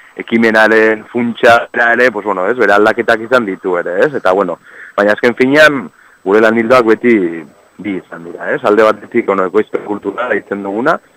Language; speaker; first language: Basque; non-native, local second language; Spanish